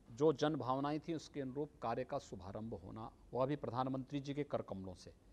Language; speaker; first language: Hindi; native; Hindi